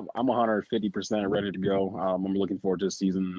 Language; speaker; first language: English; native; English